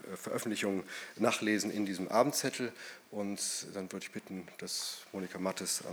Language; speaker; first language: German; native; German